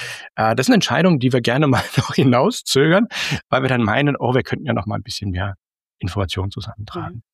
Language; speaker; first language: German; native; German